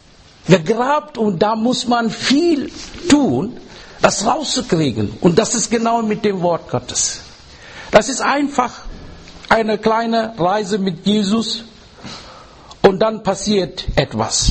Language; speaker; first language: German; non-native, learner; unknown